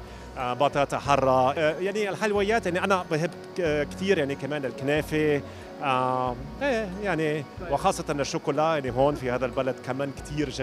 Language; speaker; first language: Arabic; non-native, fluent; German